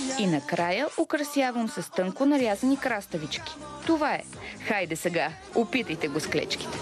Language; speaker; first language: Bulgarian; non-native, fluent; Korean